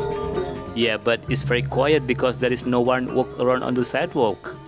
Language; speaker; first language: English; non-native, learner; Indonesian